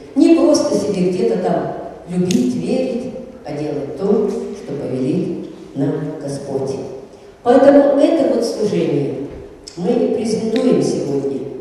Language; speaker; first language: Russian; native; Russian